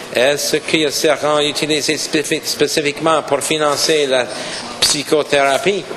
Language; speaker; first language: French; non-native, local second language; English